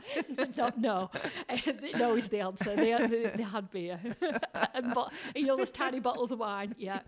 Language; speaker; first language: English; native; English